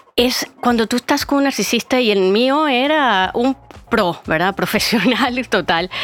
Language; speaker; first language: Spanish; native; Spanish